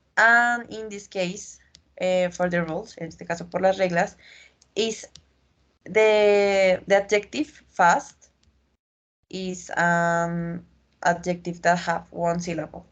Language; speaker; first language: English; non-native, learner; Spanish